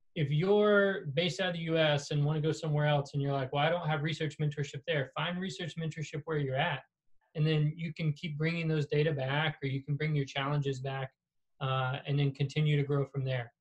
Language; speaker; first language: English; native; English